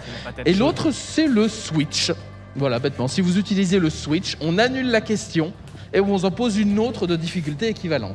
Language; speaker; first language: French; native; French